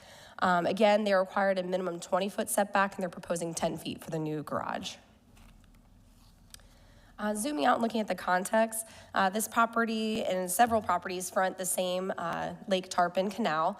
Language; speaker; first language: English; native; English